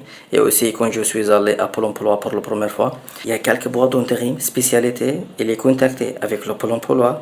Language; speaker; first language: French; non-native, learner; Arabic